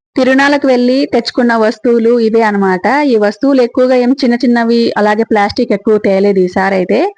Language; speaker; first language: Telugu; native; Telugu